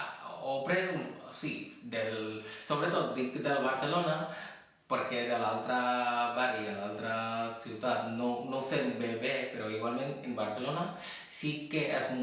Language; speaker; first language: Catalan; non-native, fluent; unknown